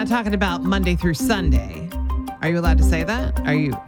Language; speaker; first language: English; native; English